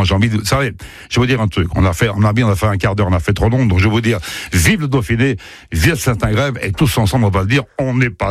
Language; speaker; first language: French; native; French